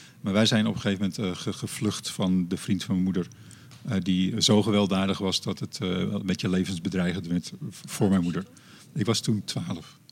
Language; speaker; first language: Dutch; native; Dutch